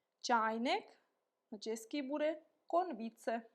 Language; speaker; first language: Czech; non-native, learner; Ukrainian